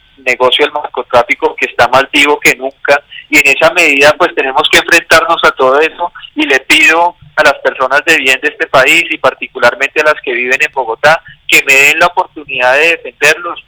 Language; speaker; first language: Spanish; native; Spanish